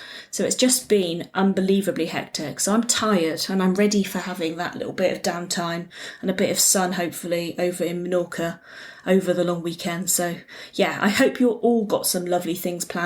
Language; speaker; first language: English; native; English